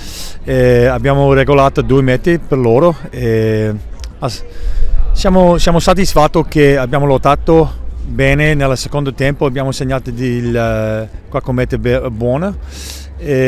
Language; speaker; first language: Italian; non-native, learner; English